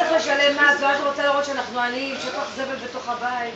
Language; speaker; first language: Hebrew; native; Hebrew